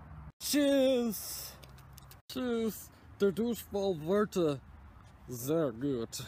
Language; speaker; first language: German; non-native, learner; English